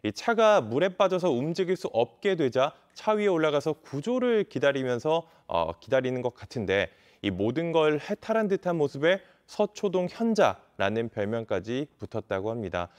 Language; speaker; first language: Korean; native; Korean